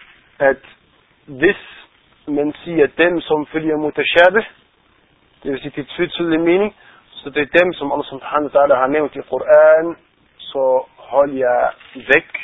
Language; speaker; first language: Danish; non-native, fluent; Arabic